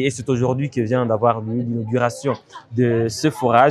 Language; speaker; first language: French; non-native, local second language; Swahili